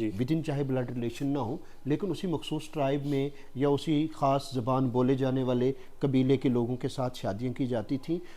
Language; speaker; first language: Urdu; non-native, local second language; Gujari